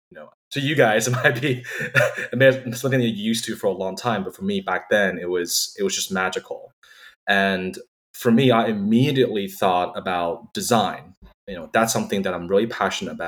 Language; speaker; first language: English; native; English